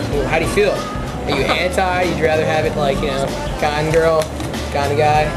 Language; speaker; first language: English; native; English